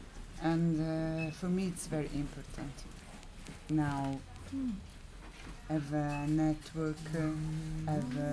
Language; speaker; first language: English; non-native, learner; Italian